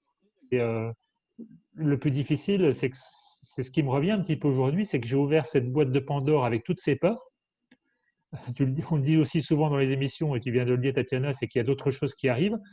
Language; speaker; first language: French; native; French